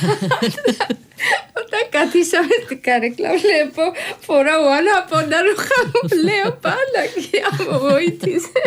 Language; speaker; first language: Greek; non-native, learner; Georgian